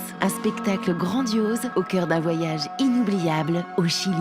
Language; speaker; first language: French; native; French